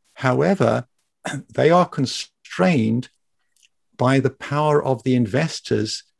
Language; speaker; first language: English; native; English